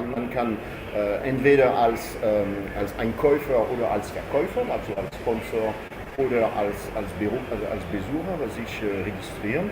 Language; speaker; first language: German; non-native, fluent; French